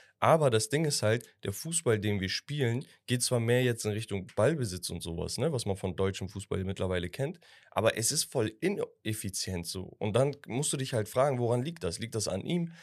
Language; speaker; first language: German; early bilingual, other home language; Turkish